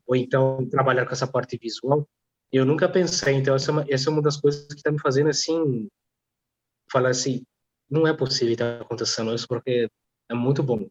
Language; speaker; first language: Portuguese; non-native, fluent; Polish